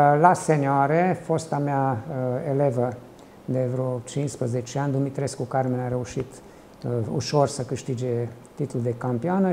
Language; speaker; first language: Romanian; non-native, local second language; Hungarian